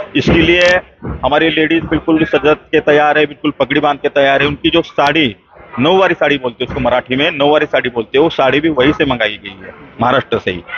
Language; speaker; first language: Hindi; non-native, local second language; Marathi